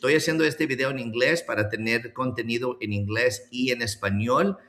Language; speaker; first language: Spanish; early bilingual, heritage; Spanish